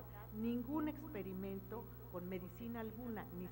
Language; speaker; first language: Spanish; native; Spanish